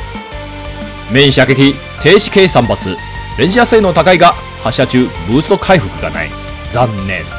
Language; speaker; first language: Japanese; non-native, fluent; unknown